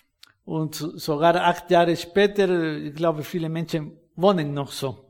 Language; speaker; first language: German; non-native, fluent; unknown